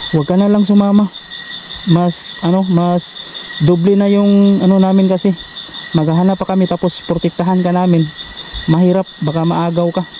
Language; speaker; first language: Filipino; native; Filipino